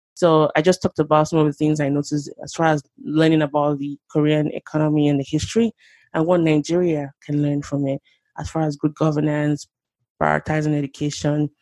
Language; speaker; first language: English; non-native, local second language; Yoruba